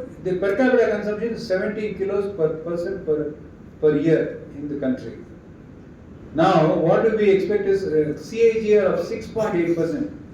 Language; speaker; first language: English; non-native, local second language; Tamil